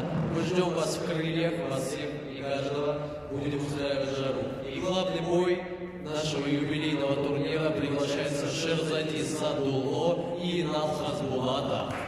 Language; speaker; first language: Russian; native; Russian